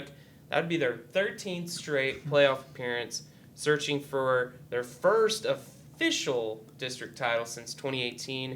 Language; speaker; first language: English; native; English